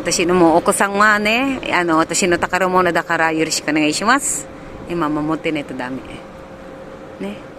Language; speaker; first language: Japanese; non-native, learner; Filipino